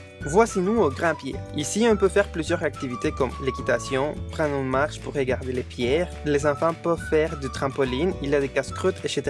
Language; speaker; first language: French; non-native, fluent; Spanish